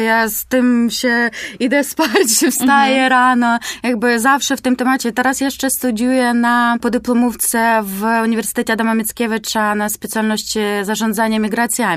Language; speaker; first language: Polish; non-native, learner; Ukrainian